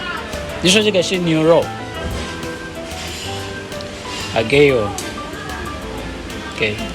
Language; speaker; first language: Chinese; non-native, learner; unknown